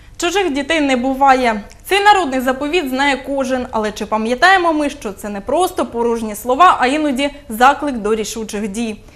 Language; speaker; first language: Ukrainian; native; Ukrainian